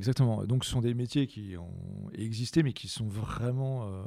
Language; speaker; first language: French; native; French